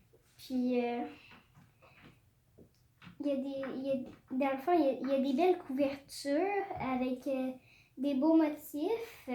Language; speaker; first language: French; native; French